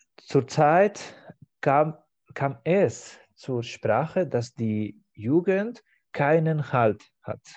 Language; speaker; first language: German; non-native, fluent; Spanish